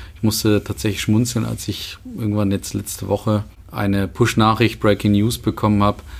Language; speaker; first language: German; native; German